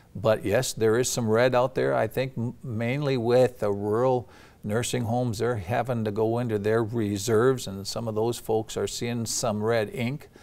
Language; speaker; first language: English; native; English